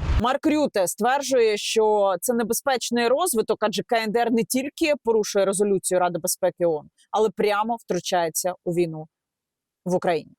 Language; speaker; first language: Ukrainian; native; Ukrainian